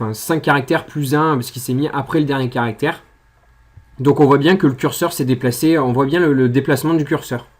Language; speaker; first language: French; native; French